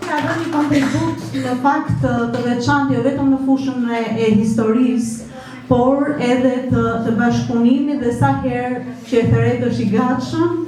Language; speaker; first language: Albanian; native; Albanian